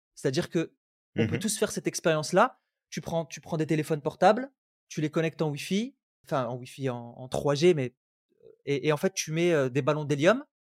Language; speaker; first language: French; non-native, local second language; Arabic